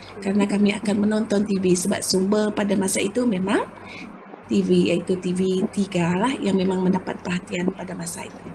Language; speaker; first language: Malay; non-native, local second language; Iban